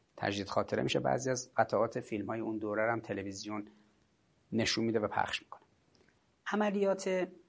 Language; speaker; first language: Persian; native; Persian